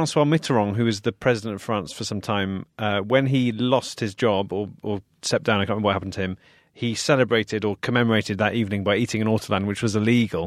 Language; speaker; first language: English; native; English